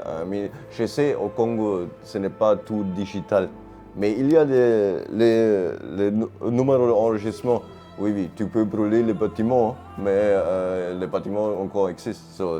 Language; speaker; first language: French; non-native, fluent; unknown